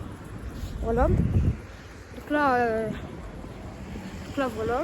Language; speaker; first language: French; native; French